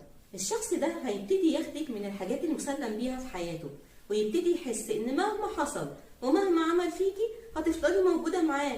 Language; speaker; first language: Arabic; native; Arabic